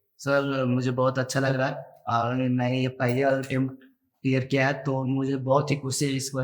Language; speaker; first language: Hindi; native; Hindi